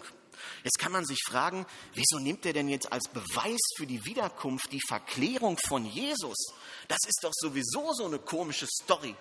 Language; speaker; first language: German; native; German